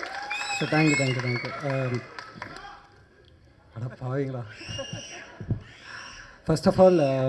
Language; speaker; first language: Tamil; native; Tamil